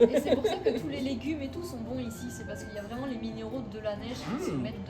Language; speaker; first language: French; native; French